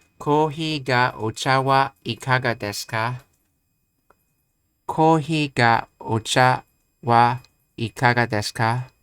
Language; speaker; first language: Japanese; non-native, learner; English